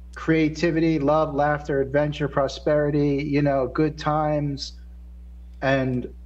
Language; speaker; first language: English; native; English